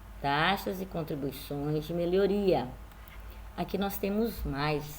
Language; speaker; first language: Portuguese; native; Portuguese